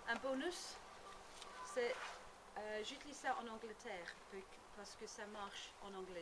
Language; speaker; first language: French; non-native, learner; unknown